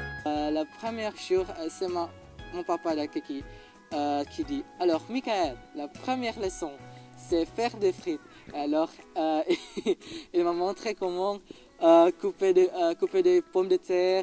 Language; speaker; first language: French; non-native, learner; Indonesian